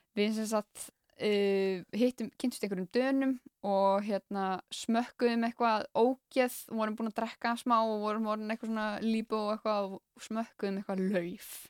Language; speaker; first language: Icelandic; native; Icelandic